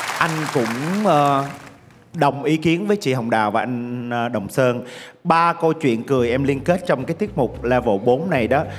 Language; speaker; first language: Vietnamese; native; Vietnamese